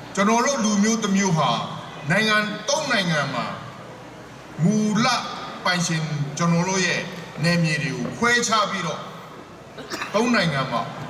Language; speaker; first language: Burmese; non-native, local second language; Hakha Chin